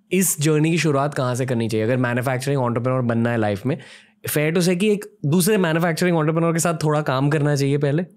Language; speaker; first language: Hindi; native; Hindi